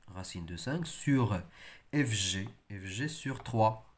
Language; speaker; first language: French; non-native, local second language; Arabic